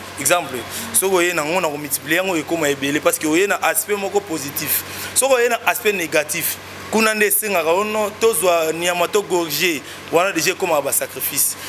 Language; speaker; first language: Lingala; non-native, local second language; Kongo